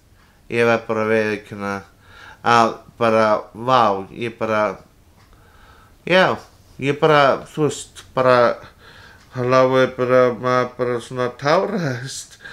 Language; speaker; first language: Icelandic; non-native, fluent; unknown